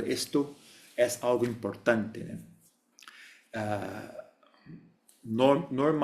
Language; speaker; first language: Spanish; non-native, fluent; Portuguese